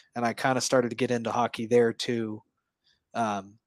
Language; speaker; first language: English; native; English